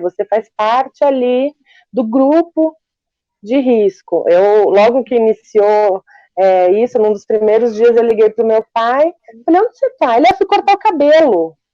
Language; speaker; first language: Portuguese; native; Portuguese